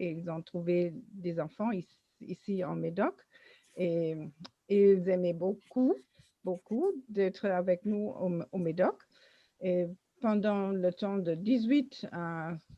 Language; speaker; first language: French; non-native, fluent; German